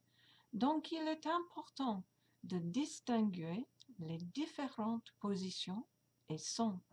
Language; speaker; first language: French; non-native, fluent; English